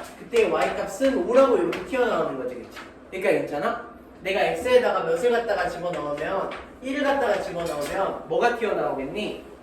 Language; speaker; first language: Korean; native; Korean